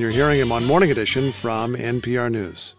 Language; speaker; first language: English; native; English